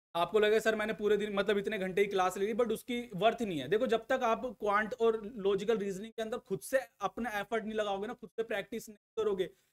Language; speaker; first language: Hindi; native; Hindi